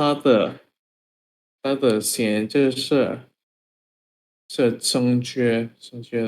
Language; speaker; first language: Chinese; non-native, learner; Indonesian